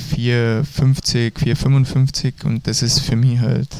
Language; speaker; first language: German; native; German